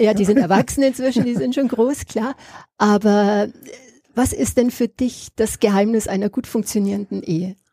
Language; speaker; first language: German; native; German